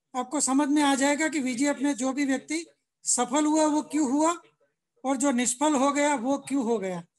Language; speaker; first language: Hindi; non-native, local second language; Gujarati